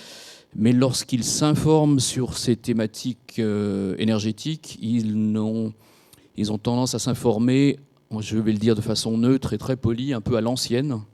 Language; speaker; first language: French; native; French